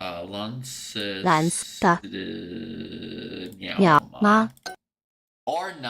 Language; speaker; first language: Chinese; non-native, learner; English